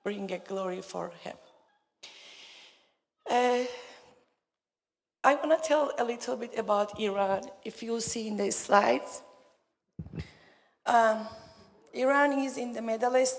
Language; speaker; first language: English; non-native, learner; Persian